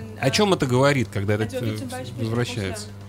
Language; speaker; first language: Russian; native; Russian